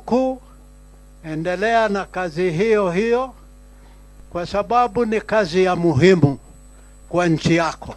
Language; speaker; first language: Swahili; non-native, local second language; Kikuyu